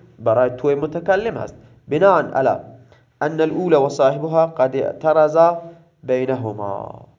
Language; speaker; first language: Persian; non-native, local second language; Baluchi